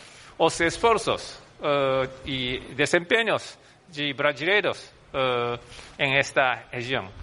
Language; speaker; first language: Portuguese; non-native, fluent; Japanese